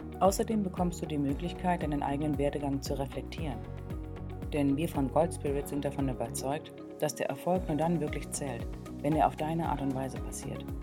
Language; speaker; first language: German; native; German